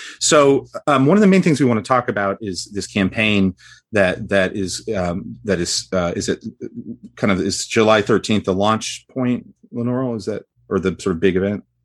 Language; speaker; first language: English; early bilingual, other home language; Spanish